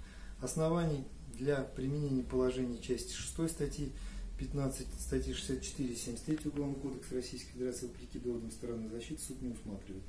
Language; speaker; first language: Russian; native; Russian